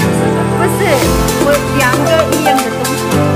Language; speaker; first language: Chinese; non-native, learner; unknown